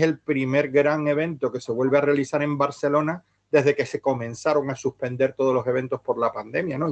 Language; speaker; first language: Spanish; native; Spanish